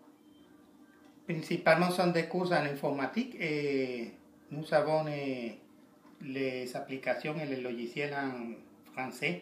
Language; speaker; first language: French; non-native, learner; Spanish